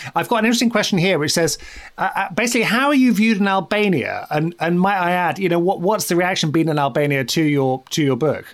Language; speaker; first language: English; native; English